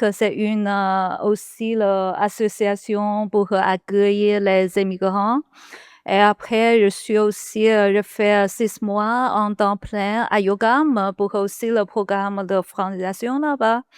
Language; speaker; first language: French; non-native, learner; Chinese